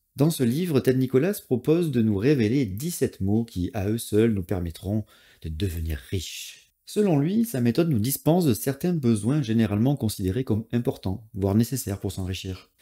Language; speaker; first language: French; native; French